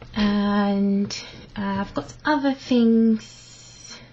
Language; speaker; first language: English; non-native, local second language; Akan